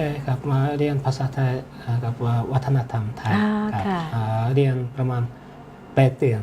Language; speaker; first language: Thai; non-native, learner; Mongolian